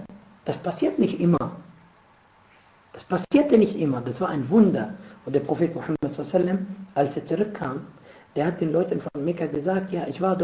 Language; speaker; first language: German; non-native, fluent; Arabic